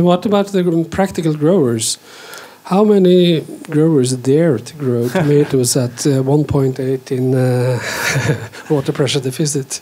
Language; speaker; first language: English; non-native, fluent; Norwegian